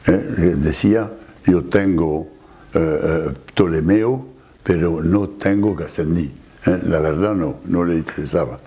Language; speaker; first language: Spanish; non-native, fluent; French